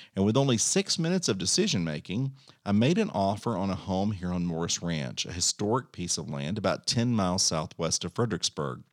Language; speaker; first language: English; native; English